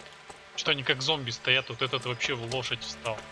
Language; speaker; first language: Russian; native; Russian